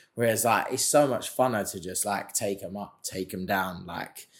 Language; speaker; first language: English; native; English